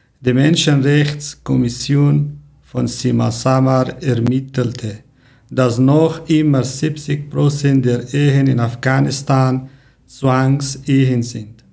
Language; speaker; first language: German; non-native, learner; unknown